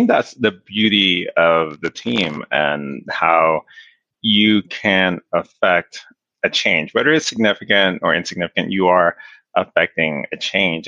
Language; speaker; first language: English; native; English